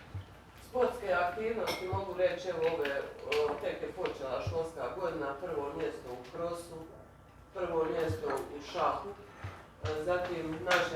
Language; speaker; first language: Bosnian; native; Bosnian